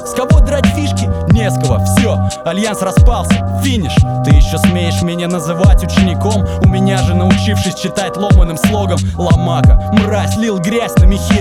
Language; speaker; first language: Russian; native; Russian